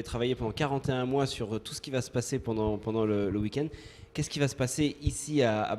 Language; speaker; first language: French; native; French